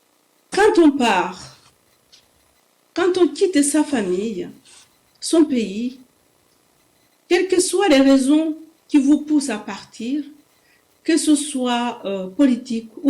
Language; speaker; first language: French; non-native, local second language; Kinyarwanda